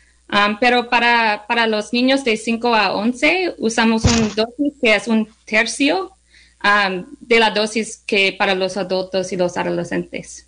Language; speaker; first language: Spanish; non-native, learner; English